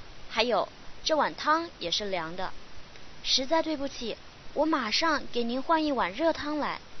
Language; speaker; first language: Chinese; native; Chinese